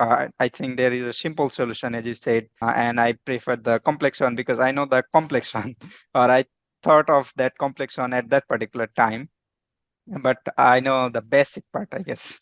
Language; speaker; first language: English; non-native, fluent; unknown